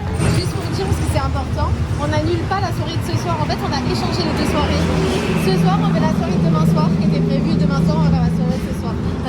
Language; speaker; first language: French; native; French